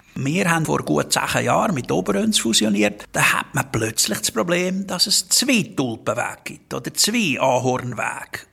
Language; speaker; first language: German; native; German